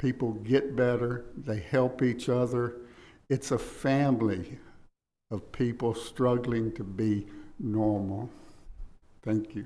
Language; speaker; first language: English; native; English